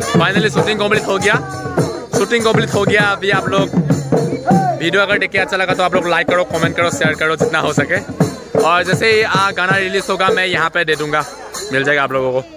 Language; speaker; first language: Hindi; non-native, local second language; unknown